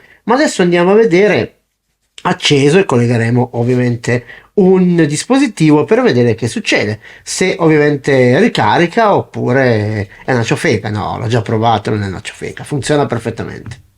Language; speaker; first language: Italian; native; Italian